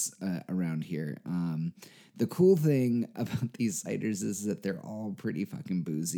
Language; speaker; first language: English; native; English